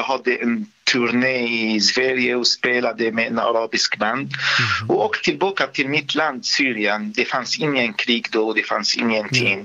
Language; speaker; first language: Swedish; non-native, fluent; Arabic